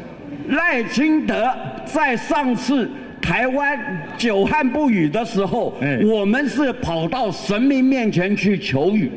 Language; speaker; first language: Chinese; native; Chinese